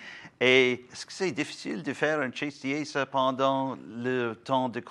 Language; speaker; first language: French; non-native, learner; English